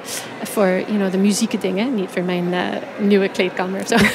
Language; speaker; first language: Dutch; non-native, fluent; English